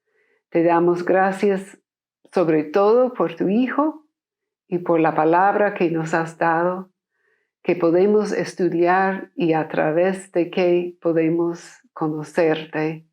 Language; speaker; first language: Spanish; non-native, fluent; English